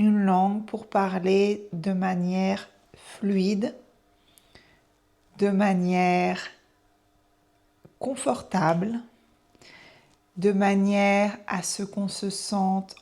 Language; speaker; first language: French; native; French